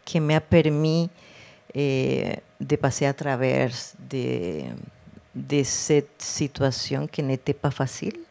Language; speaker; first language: French; non-native, fluent; Spanish